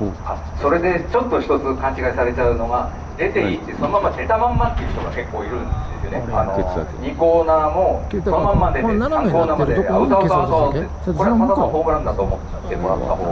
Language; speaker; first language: Japanese; native; Japanese